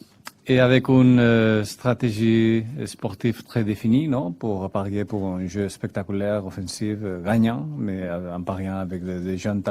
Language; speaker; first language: French; non-native, fluent; Spanish